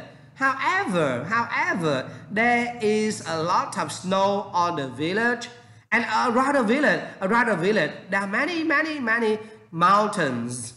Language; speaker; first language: English; non-native, learner; Vietnamese